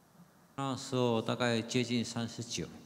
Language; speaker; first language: Chinese; native; Chinese